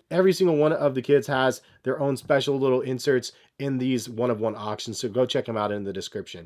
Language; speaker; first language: English; native; English